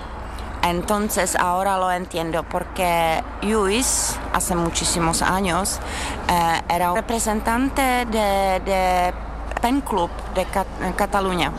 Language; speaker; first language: Spanish; non-native, learner; Czech